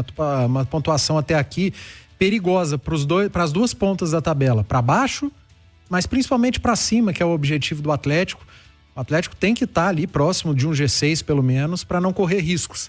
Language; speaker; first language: Portuguese; native; Portuguese